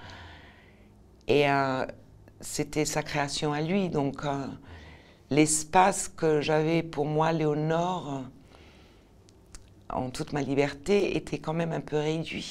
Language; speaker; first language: French; non-native, fluent; Portuguese